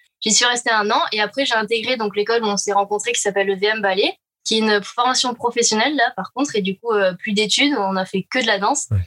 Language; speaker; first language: French; native; French